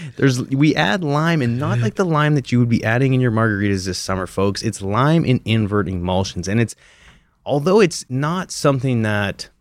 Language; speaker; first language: English; native; English